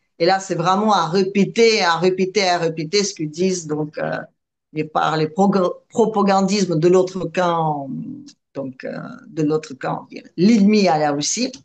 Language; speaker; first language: French; non-native, fluent; Russian